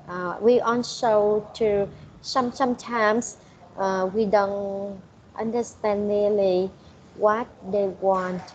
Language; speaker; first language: English; non-native, learner; Vietnamese